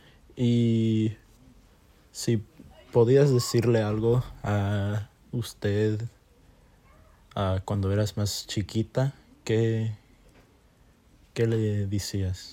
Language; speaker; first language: Spanish; early bilingual, heritage; Spanish